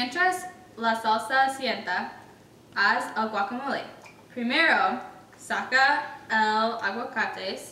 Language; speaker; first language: Spanish; non-native, learner; English